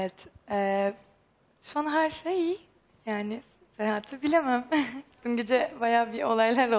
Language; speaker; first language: Turkish; non-native, fluent; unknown